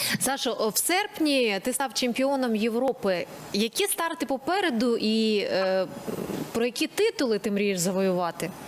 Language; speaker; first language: Ukrainian; native; Ukrainian